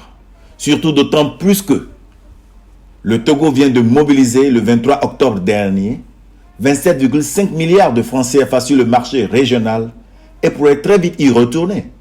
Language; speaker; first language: French; native; French